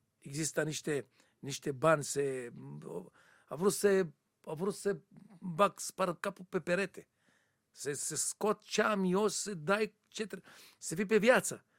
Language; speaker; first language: Romanian; non-native, learner; Hebrew